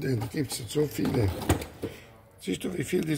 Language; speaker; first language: German; non-native, learner; Italian